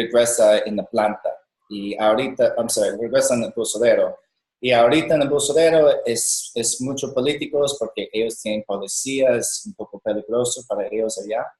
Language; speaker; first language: Spanish; non-native, learner; English